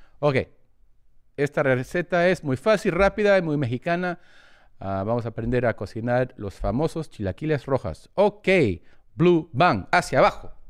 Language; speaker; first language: Spanish; early bilingual, heritage; English